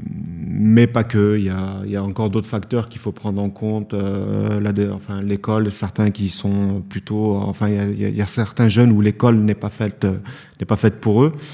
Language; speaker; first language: French; native; French